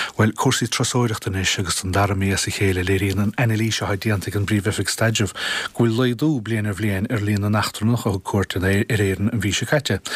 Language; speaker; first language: Irish; native; Irish